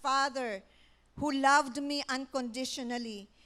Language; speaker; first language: English; non-native, local second language; Filipino